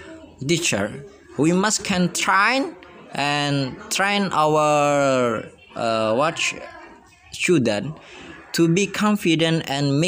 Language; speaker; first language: English; non-native, learner; Indonesian